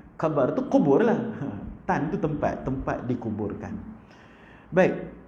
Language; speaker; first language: Malay; native; Malay